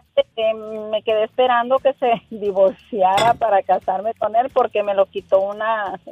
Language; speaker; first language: Spanish; native; Spanish